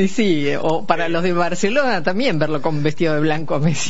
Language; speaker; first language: Spanish; native; Spanish